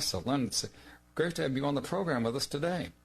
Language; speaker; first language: English; native; English